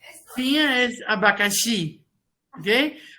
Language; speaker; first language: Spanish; non-native, fluent; Portuguese